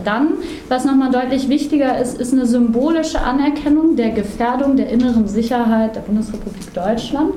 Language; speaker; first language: German; native; German